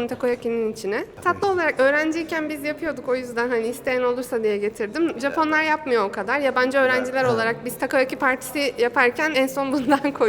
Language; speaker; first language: Turkish; native; Turkish